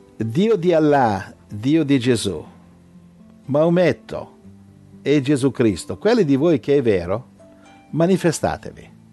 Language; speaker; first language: Italian; native; Italian